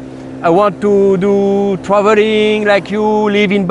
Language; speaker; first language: English; non-native, learner; French